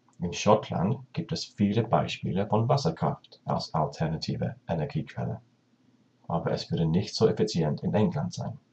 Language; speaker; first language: German; non-native, learner; English